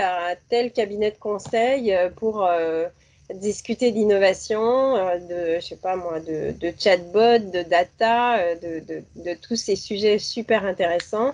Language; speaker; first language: French; native; French